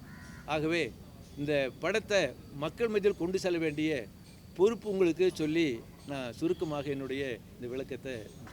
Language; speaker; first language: Tamil; native; Tamil